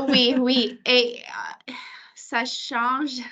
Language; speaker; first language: French; non-native, local second language; English